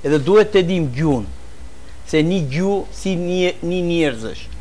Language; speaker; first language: Albanian; early bilingual, heritage; Albanian